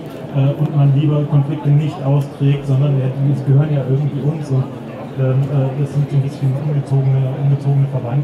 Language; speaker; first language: German; native; German